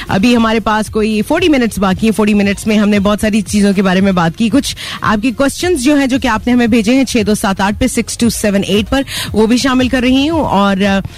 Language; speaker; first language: Urdu; native; Urdu